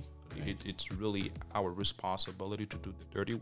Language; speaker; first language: English; non-native, fluent; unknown